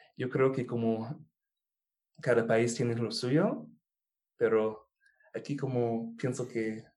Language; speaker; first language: Spanish; non-native, fluent; English